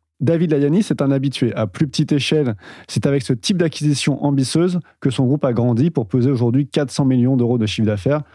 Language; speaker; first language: French; native; French